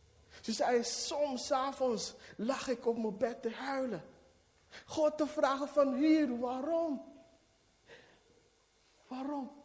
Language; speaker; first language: Dutch; non-native, fluent; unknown